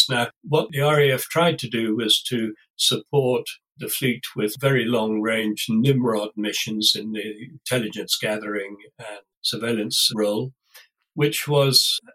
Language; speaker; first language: English; native; English